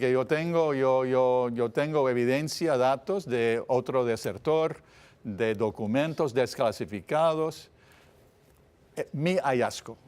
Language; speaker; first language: Spanish; non-native, fluent; English